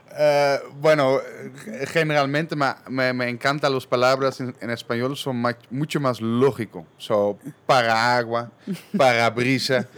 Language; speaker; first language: Spanish; non-native, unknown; Dutch